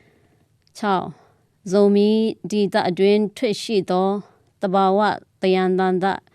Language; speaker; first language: Burmese; non-native, local second language; Tedim Chin